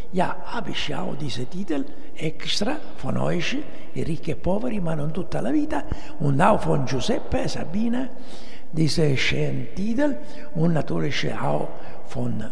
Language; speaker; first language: German; non-native, learner; Italian